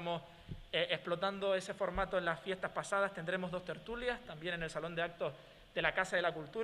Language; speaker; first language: Spanish; native; Spanish